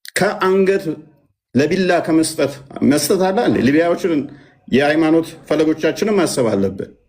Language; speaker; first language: Amharic; native; Amharic